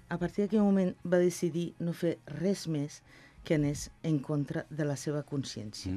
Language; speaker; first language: Catalan; non-native, local second language; Spanish